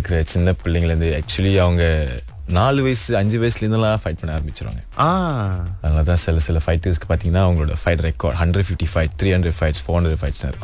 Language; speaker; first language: Tamil; early bilingual, heritage; Tamil